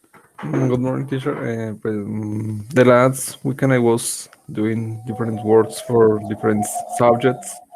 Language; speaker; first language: English; non-native, learner; Spanish